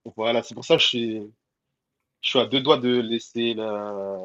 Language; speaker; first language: French; early bilingual, other home language; Comorian